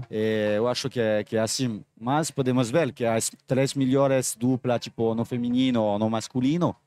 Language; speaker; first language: Portuguese; non-native, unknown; French